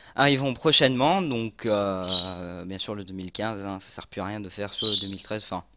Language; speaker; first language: French; native; French